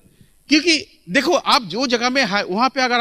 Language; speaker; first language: Hindi; non-native, local second language; Bangla